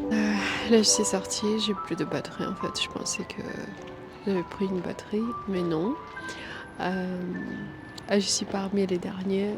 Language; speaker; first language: French; non-native, fluent; Armenian